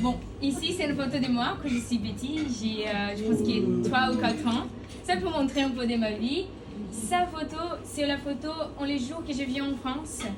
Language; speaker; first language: French; non-native, learner; Portuguese